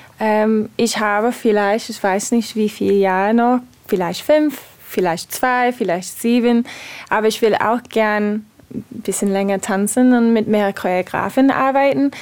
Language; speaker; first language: German; non-native, fluent; English